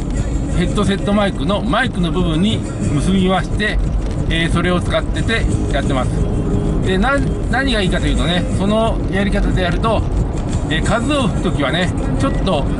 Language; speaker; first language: Japanese; native; Japanese